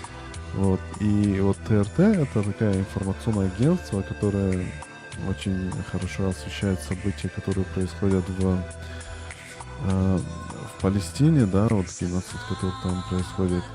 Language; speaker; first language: Russian; non-native, local second language; Tajik